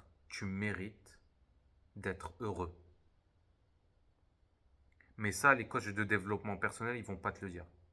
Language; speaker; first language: French; native; French